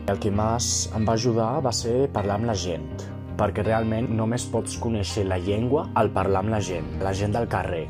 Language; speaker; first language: Catalan; non-native, local second language; Spanish